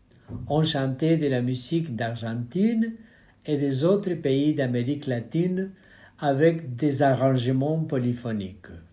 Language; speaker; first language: French; non-native, fluent; Spanish